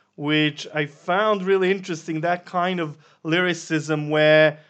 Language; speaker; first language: English; non-native, fluent; Serbian